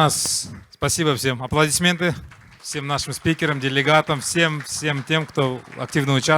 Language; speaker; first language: Russian; native; Russian